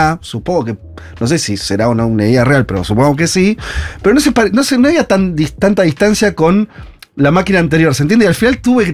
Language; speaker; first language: Spanish; native; Spanish